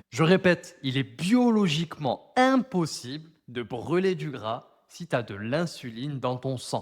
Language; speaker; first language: French; native; French